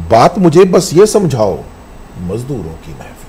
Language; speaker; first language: Hindi; native; Hindi